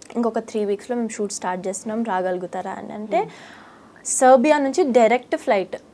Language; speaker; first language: Telugu; early bilingual, heritage; Telugu